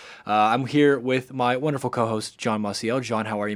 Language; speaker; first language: English; native; English